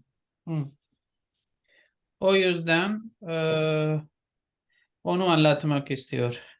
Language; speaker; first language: Turkish; non-native, fluent; Urdu